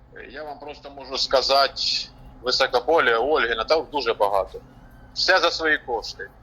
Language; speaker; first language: Ukrainian; non-native, local second language; Russian